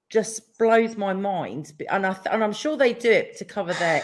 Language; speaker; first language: English; native; English